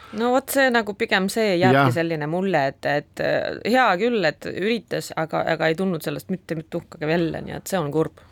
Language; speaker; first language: Estonian; non-native, local second language; Russian